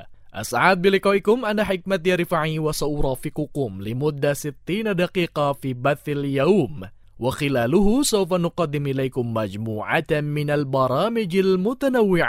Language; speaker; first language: Arabic; non-native, fluent; Indonesian